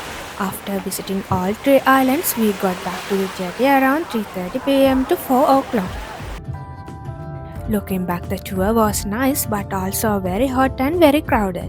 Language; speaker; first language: English; non-native, fluent; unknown